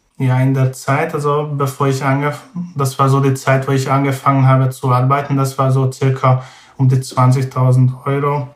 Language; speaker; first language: German; non-native, fluent; Hungarian